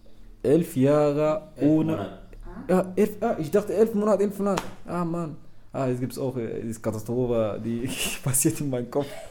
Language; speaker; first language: German; non-native, learner; Arabic